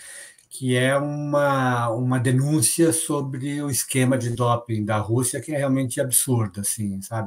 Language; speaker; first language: Portuguese; native; Portuguese